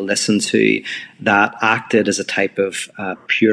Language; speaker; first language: English; native; English